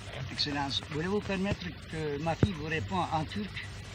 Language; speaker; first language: French; non-native, fluent; Turkish